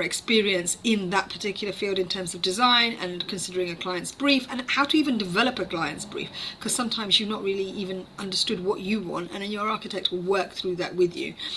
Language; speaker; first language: English; native; English